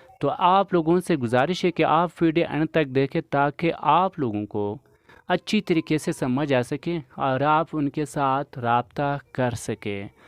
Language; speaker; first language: Urdu; non-native, local second language; Pashto